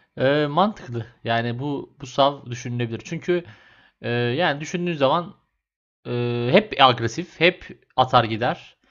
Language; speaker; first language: Turkish; native; Turkish